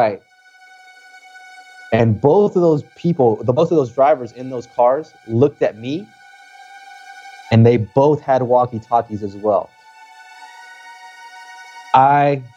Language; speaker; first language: English; early bilingual, other home language; Spanish